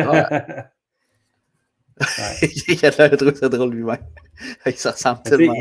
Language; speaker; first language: French; native; French